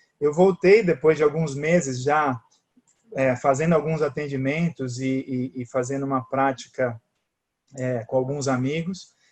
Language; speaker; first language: Portuguese; native; Portuguese